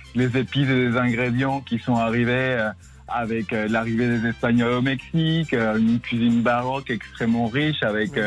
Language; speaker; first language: French; non-native, fluent; Spanish